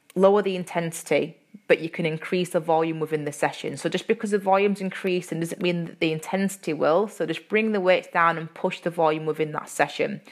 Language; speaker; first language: English; native; English